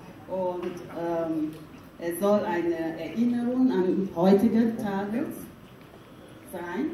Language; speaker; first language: German; non-native, fluent; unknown